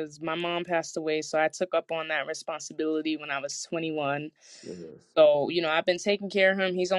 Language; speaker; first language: English; native; English